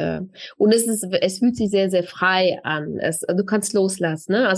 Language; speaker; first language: German; early bilingual, other home language; Russian